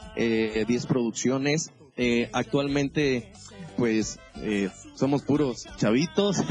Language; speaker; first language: Spanish; native; Spanish